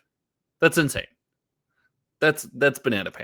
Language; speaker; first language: English; native; English